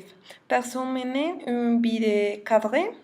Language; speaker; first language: French; non-native, learner; Spanish